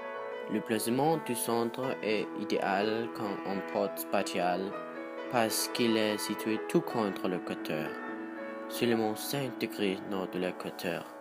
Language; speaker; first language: French; non-native, learner; Danish